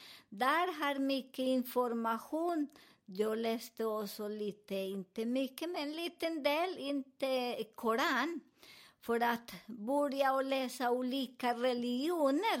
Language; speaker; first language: Swedish; non-native, learner; Spanish